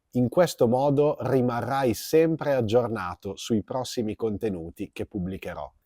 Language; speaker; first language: Italian; native; Italian